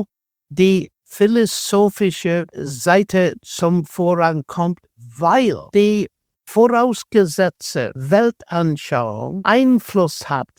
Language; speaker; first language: German; non-native, fluent; English